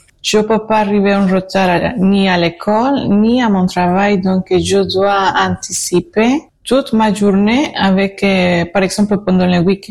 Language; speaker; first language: French; non-native, fluent; Spanish